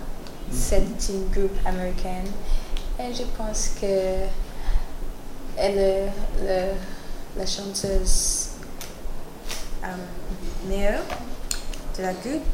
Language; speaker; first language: French; non-native, learner; English